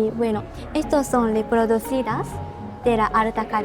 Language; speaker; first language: Spanish; non-native, learner; Japanese